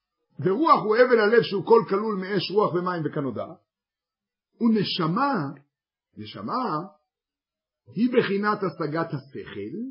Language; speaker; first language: Hebrew; native; Hebrew